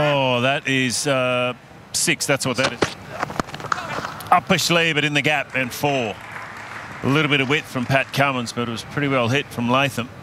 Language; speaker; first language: English; native; English